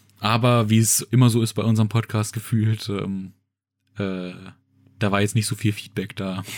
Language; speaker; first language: German; native; German